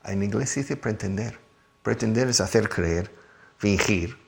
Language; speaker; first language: Spanish; non-native, fluent; English